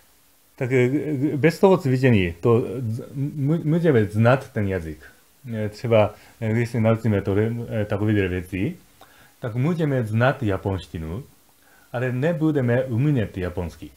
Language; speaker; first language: Czech; non-native, fluent; Japanese